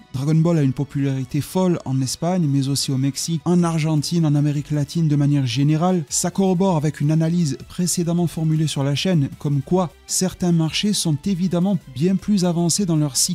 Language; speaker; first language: French; native; French